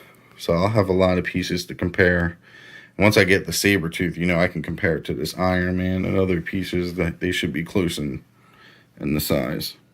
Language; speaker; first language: English; native; English